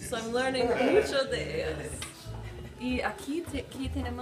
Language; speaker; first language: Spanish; non-native, learner; English